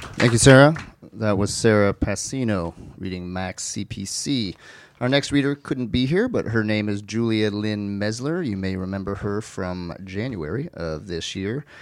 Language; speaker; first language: English; native; English